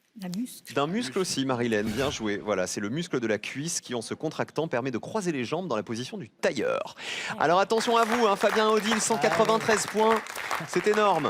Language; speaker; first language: French; native; French